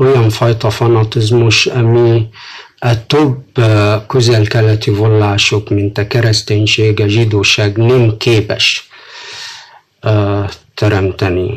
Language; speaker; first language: Hungarian; non-native, fluent; Arabic